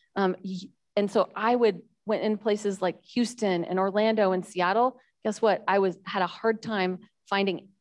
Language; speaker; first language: English; native; English